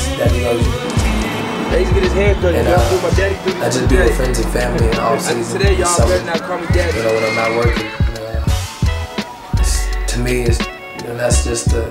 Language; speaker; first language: English; native; English